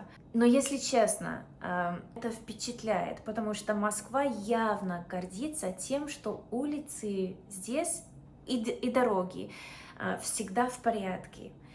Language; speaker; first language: Russian; non-native, fluent; English